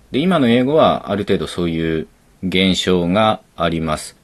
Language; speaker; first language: Japanese; native; Japanese